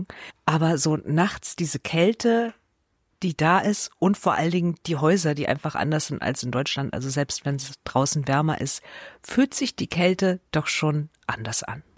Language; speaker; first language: German; native; German